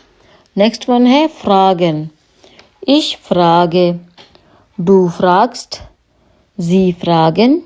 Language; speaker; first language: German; non-native, fluent; Hindi